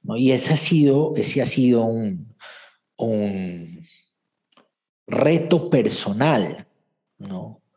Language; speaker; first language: Spanish; native; Spanish